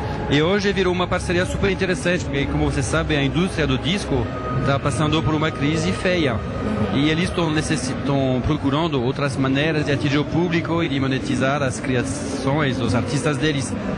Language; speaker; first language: Portuguese; non-native, fluent; French